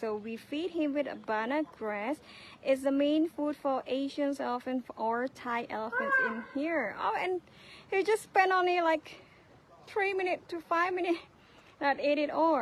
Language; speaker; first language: English; non-native, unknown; Thai